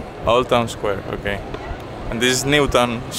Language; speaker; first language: English; non-native, learner; Spanish